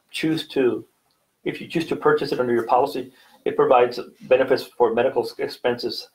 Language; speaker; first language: English; native; English